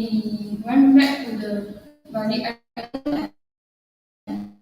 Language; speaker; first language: English; non-native, learner; Indonesian